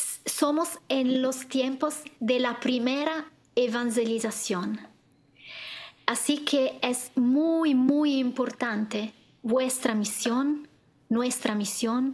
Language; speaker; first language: Spanish; non-native, fluent; Italian